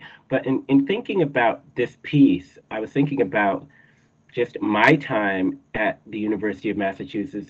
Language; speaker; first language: English; native; English